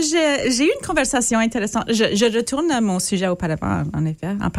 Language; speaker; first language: French; native; French